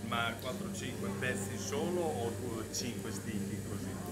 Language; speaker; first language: Italian; native; Italian